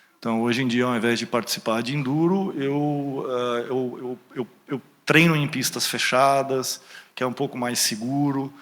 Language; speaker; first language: Portuguese; early bilingual, other home language; German